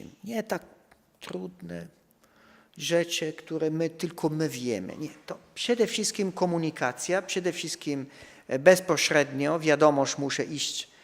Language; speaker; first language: Polish; non-native, fluent; Italian